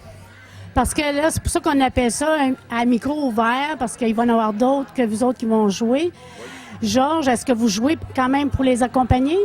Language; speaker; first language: French; native; French